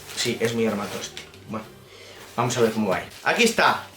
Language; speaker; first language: Spanish; non-native, local second language; Galician